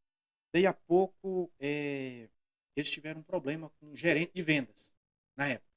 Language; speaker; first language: Portuguese; native; Portuguese